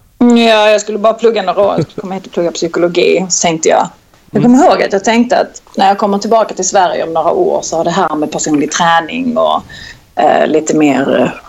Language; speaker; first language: Swedish; early bilingual, other home language; Serbian